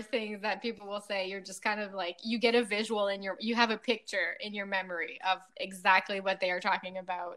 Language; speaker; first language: English; non-native, fluent; French